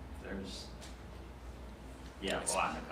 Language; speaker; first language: English; native; English